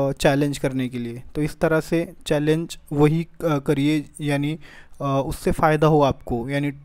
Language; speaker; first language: Hindi; native; Hindi